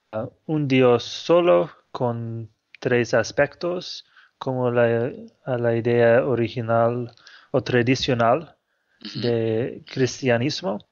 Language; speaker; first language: Spanish; non-native, fluent; English